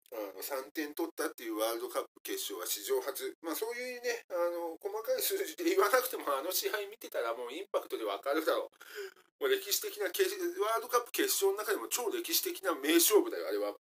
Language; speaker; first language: Japanese; native; Japanese